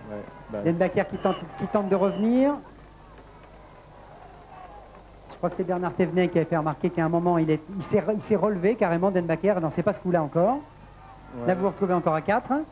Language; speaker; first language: French; native; French